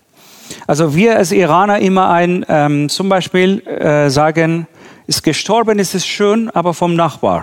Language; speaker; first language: German; non-native, learner; Persian